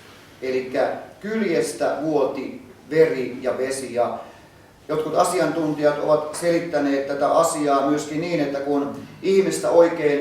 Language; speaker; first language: Finnish; native; Finnish